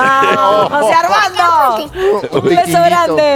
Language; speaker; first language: Spanish; native; Spanish